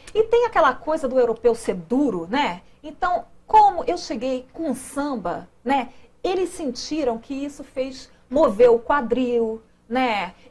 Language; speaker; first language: Portuguese; native; Portuguese